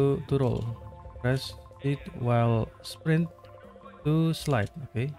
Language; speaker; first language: English; non-native, learner; Indonesian